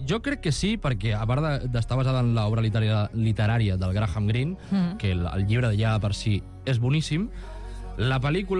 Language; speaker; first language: Catalan; native; Catalan